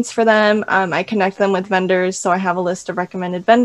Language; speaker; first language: English; native; English